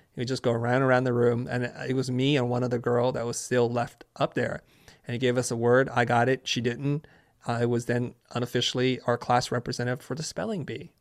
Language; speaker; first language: English; early bilingual, other home language; Vietnamese